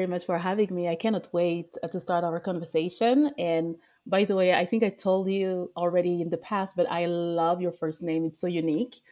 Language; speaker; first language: English; non-native, fluent; French